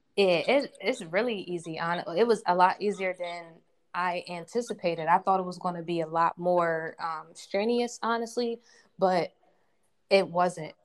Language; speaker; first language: English; native; English